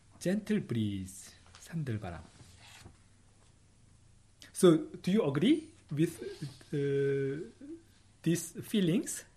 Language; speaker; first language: English; non-native, fluent; Korean